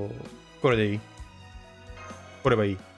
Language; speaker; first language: Japanese; non-native, learner; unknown